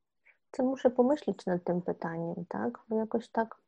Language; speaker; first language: Polish; non-native, fluent; Ukrainian